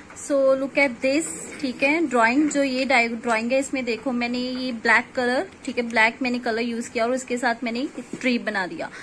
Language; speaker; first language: Hindi; non-native, local second language; Punjabi